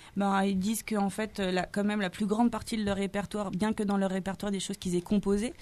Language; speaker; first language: French; native; French